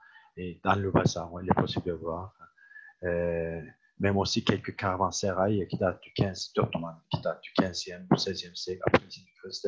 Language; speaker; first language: French; non-native, fluent; Turkish